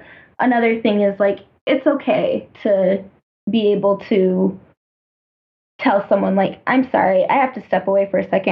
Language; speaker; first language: English; native; English